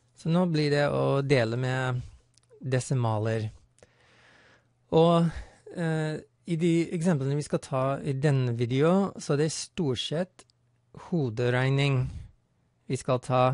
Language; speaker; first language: Norwegian; non-native, fluent; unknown